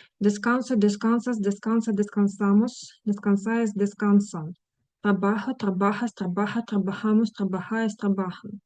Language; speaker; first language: Spanish; non-native, fluent; Ukrainian